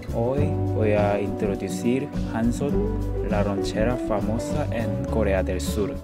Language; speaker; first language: Spanish; non-native, learner; Korean